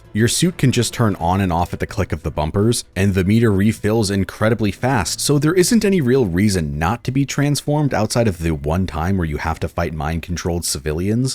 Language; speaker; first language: English; native; English